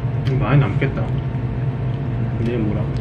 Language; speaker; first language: Korean; native; Korean